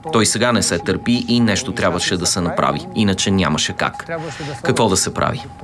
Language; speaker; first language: Bulgarian; early bilingual, heritage; Bulgarian